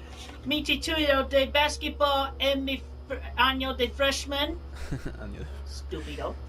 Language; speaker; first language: Spanish; non-native, learner; English